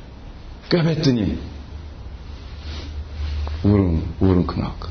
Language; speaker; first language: Hungarian; non-native, learner; Korean